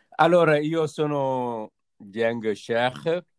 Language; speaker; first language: Italian; non-native, fluent; Wolof